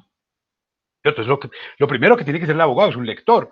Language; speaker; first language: Spanish; native; Spanish